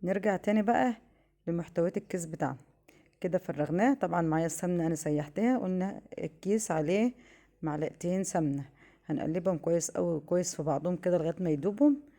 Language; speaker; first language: Arabic; native; Arabic